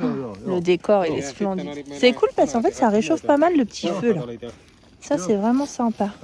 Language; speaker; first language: French; native; French